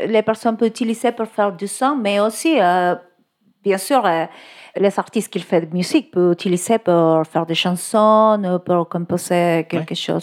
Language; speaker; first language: French; non-native, learner; Spanish